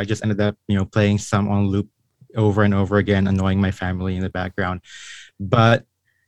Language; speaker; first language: English; non-native, local second language; Filipino